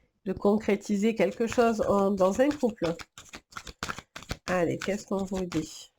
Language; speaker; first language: French; native; French